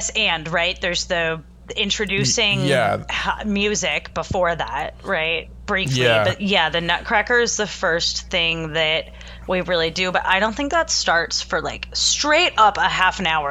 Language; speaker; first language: English; native; English